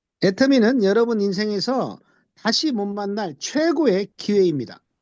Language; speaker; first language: Korean; native; Korean